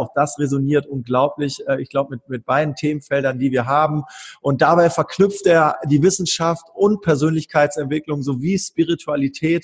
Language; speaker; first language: German; native; German